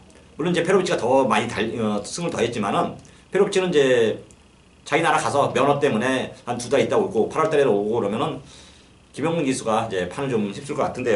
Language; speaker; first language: Korean; native; Korean